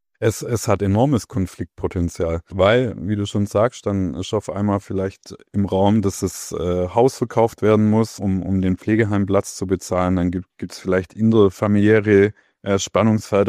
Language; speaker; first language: German; native; German